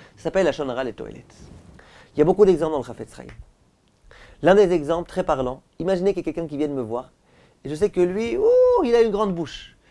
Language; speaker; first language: French; native; French